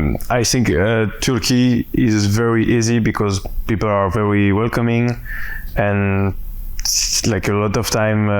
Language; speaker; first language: English; non-native, fluent; French